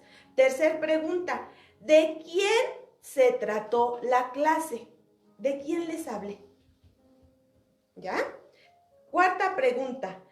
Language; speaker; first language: Spanish; native; Spanish